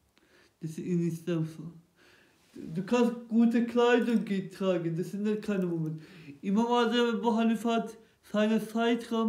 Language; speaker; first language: German; non-native, local second language; Turkish